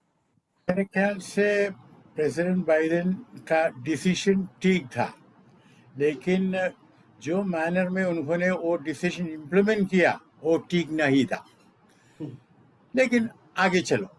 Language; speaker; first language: Hindi; non-native, local second language; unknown